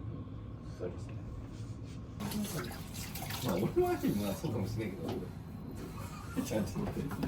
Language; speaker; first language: Japanese; native; Japanese